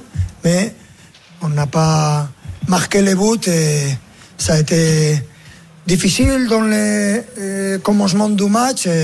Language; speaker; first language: French; non-native, learner; Spanish